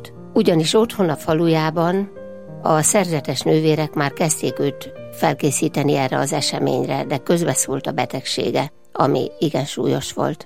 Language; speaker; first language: Hungarian; native; Hungarian